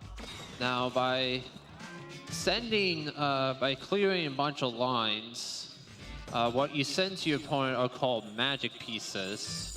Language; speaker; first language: English; native; English